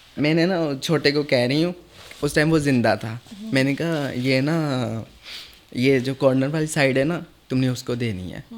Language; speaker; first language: Urdu; non-native, local second language; Punjabi